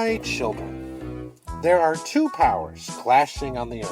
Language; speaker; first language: English; native; English